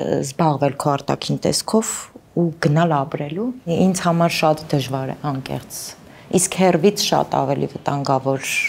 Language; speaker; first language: Armenian; native; Armenian